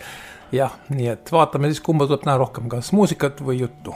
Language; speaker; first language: Estonian; native; Estonian